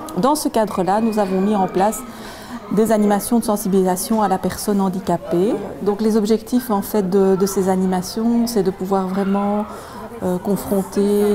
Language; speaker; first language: French; native; French